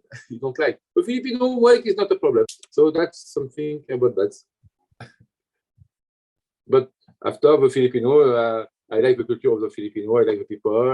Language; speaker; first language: English; non-native, learner; French